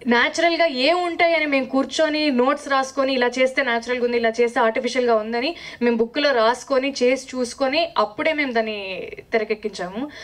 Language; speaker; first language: Telugu; native; Telugu